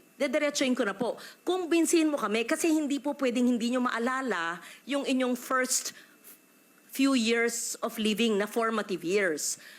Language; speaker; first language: Filipino; native; Filipino